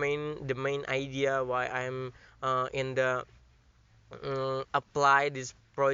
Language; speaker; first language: English; non-native, learner; Indonesian